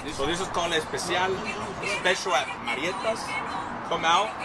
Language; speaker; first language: English; early bilingual, other home language; Spanish